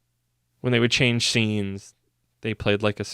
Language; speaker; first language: English; native; English